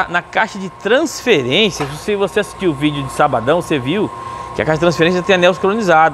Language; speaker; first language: Portuguese; native; Portuguese